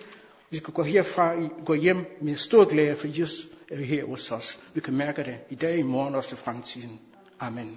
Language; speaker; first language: Danish; non-native, fluent; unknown